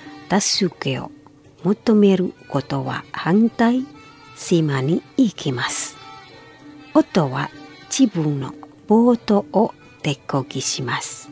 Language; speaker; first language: Japanese; non-native, fluent; Indonesian